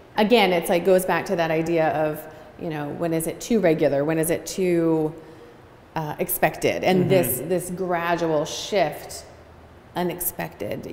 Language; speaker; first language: English; native; English